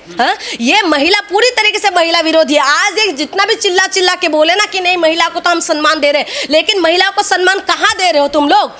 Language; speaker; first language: Hindi; non-native, local second language; Assamese